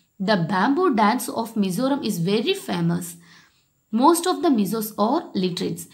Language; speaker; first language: English; non-native, local second language; Tamil